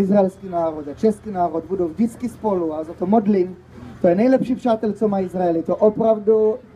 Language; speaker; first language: Czech; early bilingual, heritage; Czech